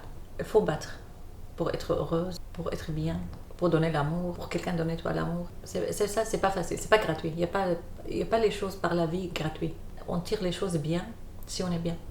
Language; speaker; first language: French; non-native, learner; Arabic